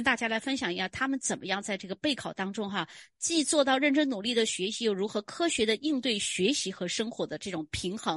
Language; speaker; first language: Chinese; native; Chinese